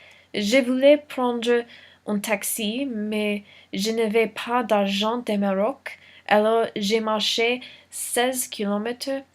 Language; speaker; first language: French; non-native, learner; English